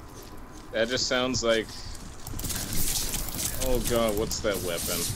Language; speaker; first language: English; native; English